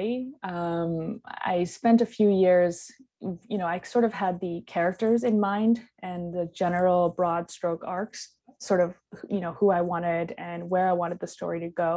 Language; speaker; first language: English; non-native, local second language; Tibetan